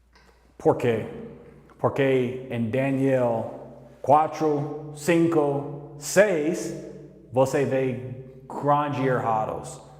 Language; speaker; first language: Portuguese; non-native, learner; English